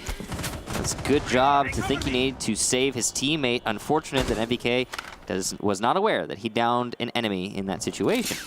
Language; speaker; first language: English; native; English